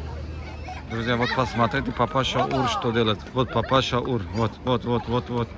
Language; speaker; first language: Russian; non-native, learner; Turkish